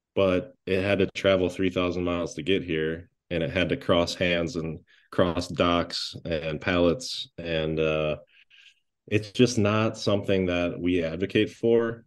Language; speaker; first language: English; native; English